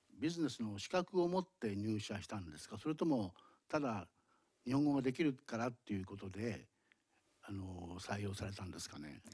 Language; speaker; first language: Japanese; native; Japanese